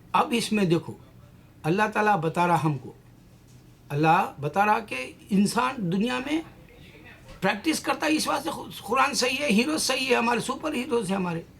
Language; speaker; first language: Urdu; native; Urdu